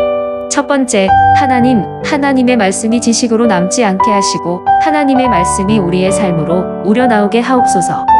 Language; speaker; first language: Korean; native; Korean